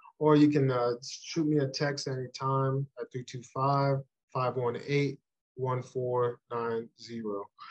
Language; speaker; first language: English; early bilingual, other home language; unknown